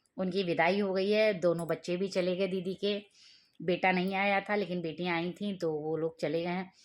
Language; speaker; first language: Hindi; native; Hindi